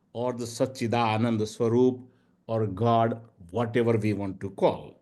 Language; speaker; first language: English; non-native, local second language; Gujarati